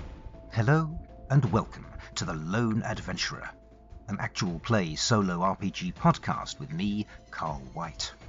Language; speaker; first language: English; native; English